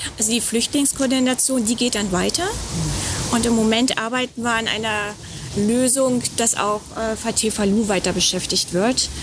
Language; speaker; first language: German; native; German